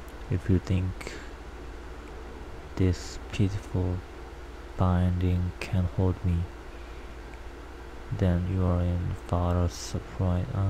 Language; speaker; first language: English; non-native, learner; Korean